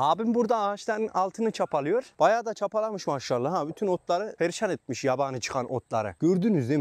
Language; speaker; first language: Turkish; native; Turkish